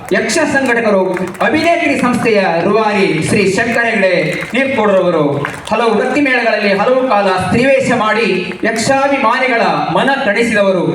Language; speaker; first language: Kannada; native; Kannada